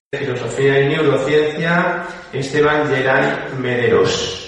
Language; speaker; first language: Spanish; native; Spanish